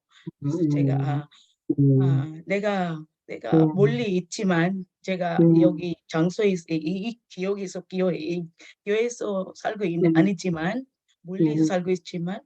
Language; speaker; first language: Korean; non-native, fluent; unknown